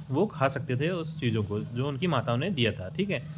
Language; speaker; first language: Hindi; native; Hindi